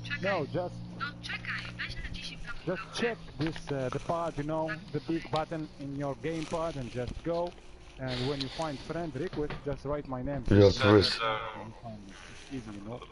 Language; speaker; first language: English; non-native, learner; Polish